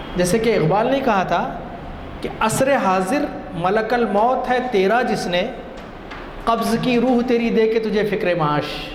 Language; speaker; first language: Urdu; non-native, local second language; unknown